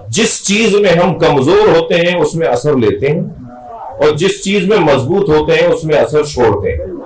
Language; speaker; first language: Urdu; native; Urdu